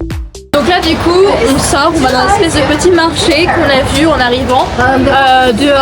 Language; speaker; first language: French; native; French